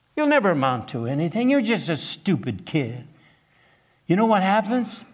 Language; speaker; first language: English; non-native, fluent; Plautdietsch